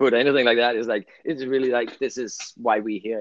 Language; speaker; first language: English; non-native, fluent; Danish